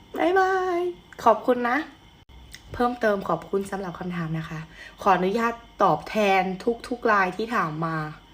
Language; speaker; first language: Thai; early bilingual, other home language; Russian